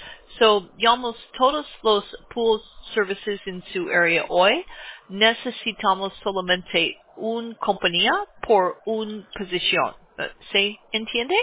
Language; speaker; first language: Spanish; non-native, learner; English